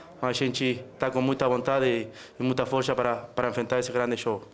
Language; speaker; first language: Portuguese; non-native, learner; Spanish